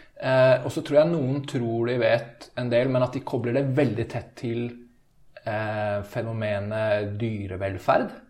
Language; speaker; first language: Norwegian; native; Norwegian